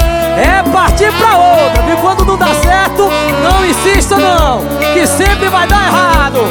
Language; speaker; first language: Portuguese; native; Portuguese